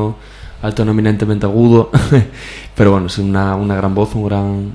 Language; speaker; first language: Spanish; native; Spanish